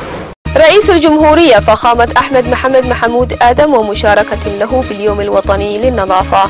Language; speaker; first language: Arabic; non-native, local second language; Somali